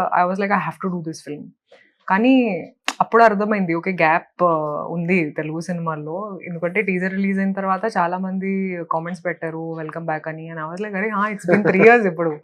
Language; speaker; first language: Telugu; non-native, local second language; Hindi